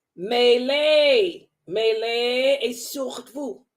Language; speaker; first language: French; non-native, learner; English